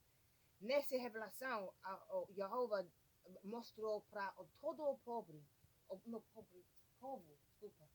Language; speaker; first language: Portuguese; non-native, learner; English